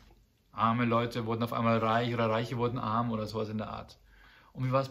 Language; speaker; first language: German; native; German